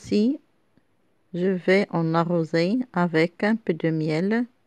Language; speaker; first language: French; non-native, local second language; Arabic